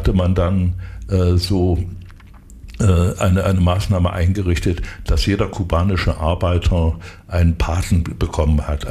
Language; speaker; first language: German; native; German